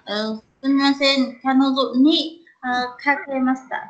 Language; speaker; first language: Japanese; non-native, learner; Vietnamese